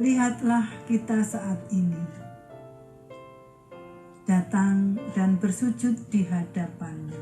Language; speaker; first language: Indonesian; native; Indonesian